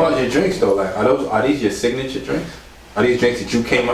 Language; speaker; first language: English; native; English